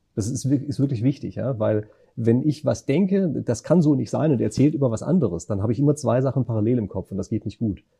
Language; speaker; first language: German; native; German